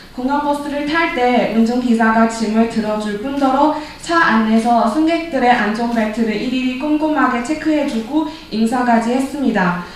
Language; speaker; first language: Korean; non-native, fluent; Chinese